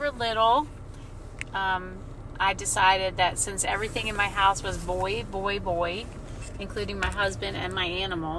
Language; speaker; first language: English; native; English